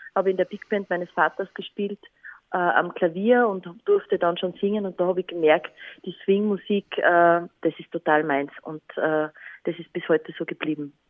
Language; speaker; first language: German; native; German